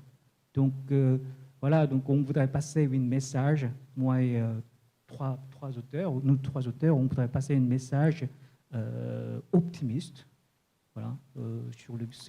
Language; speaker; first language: French; non-native, fluent; Korean